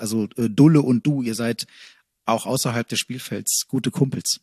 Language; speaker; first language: German; native; German